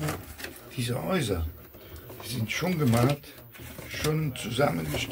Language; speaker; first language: German; non-native, learner; Italian